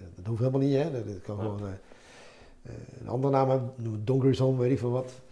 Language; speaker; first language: Dutch; early bilingual, other home language; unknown